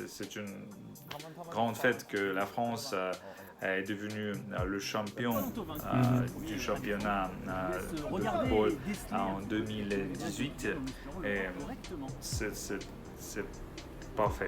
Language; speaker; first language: French; non-native, learner; Russian